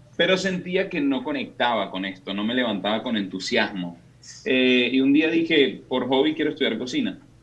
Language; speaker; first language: Spanish; native; Spanish